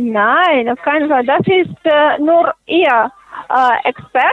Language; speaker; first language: German; non-native, fluent; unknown